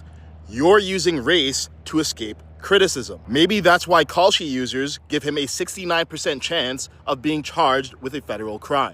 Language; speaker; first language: English; early bilingual, other home language; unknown